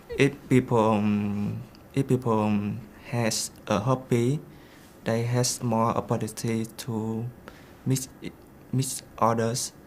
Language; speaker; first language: English; non-native, learner; Vietnamese